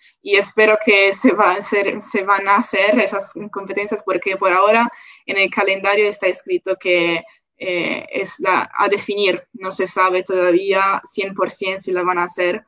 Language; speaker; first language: Spanish; non-native, local second language; Italian